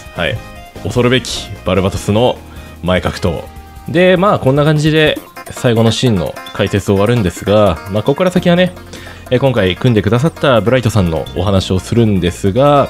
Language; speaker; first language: Japanese; native; Japanese